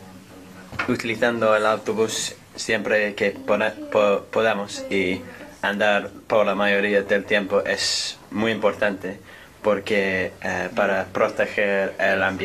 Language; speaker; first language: Spanish; non-native, learner; English